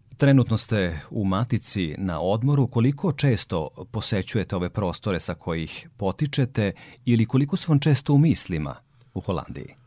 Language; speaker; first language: Serbian; native; Serbian